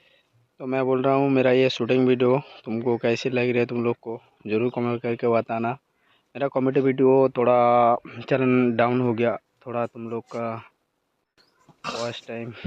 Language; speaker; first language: Hindi; non-native, local second language; Bangla